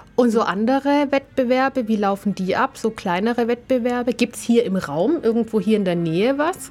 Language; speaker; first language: German; native; German